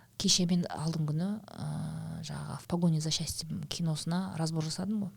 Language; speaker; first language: Kazakh; native; Kazakh